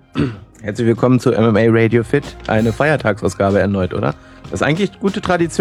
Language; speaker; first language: German; native; German